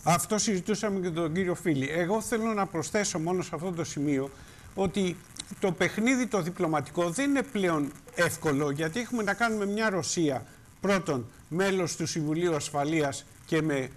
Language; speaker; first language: Greek; native; Greek